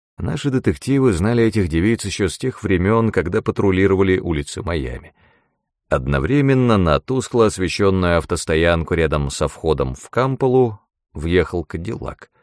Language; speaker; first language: Russian; native; Russian